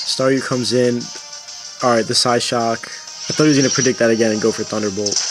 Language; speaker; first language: English; native; English